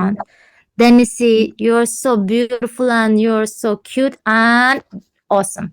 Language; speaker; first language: English; non-native, learner; Turkish